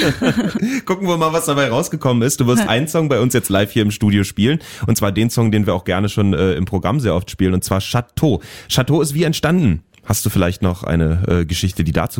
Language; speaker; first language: German; native; German